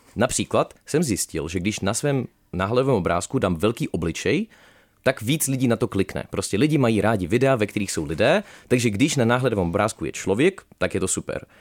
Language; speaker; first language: Czech; early bilingual, other home language; Russian